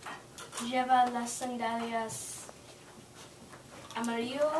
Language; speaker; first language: Spanish; non-native, learner; English